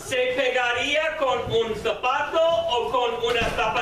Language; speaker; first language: Spanish; non-native, fluent; English